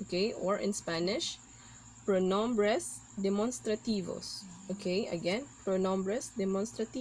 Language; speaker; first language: Spanish; non-native, learner; Cebuano